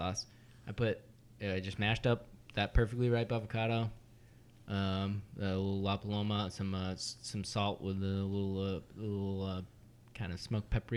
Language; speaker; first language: English; native; English